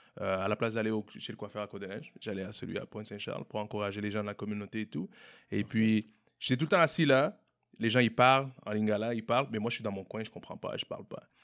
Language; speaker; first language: French; native; French